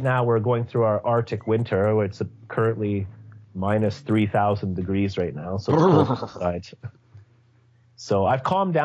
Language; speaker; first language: English; native; English